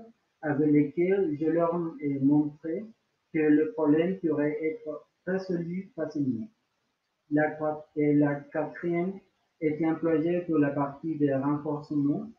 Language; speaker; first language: French; non-native, learner; Spanish